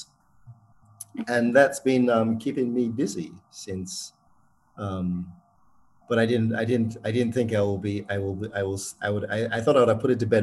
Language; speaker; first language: English; non-native, local second language; Yoruba